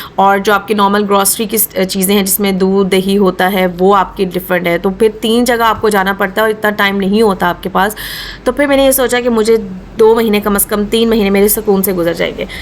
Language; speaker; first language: Urdu; native; Urdu